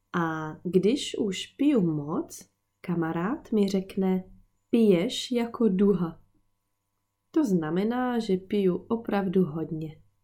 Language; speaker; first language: Czech; native; Czech